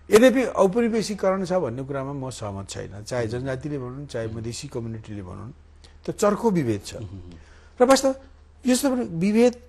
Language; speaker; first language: Nepali; native; Nepali